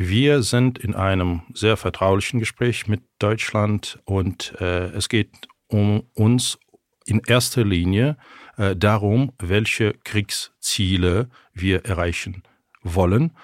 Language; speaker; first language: German; non-native, fluent; Ukrainian